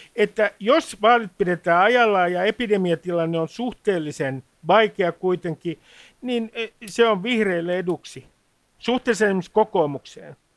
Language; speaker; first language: Finnish; native; Finnish